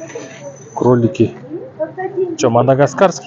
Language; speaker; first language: Russian; non-native, local second language; Kyrgyz